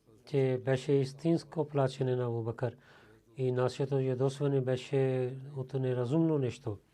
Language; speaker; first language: Bulgarian; non-native, learner; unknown